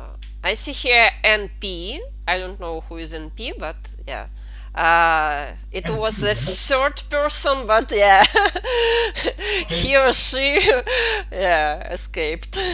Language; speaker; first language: English; non-native, fluent; Russian